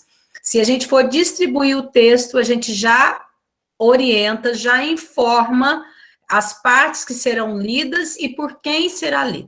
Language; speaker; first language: Portuguese; native; Portuguese